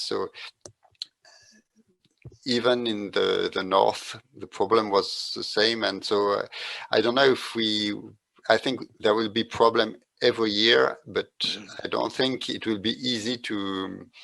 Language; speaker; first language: English; non-native, fluent; French